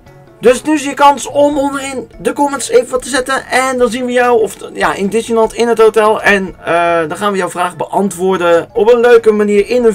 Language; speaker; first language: Dutch; native; Dutch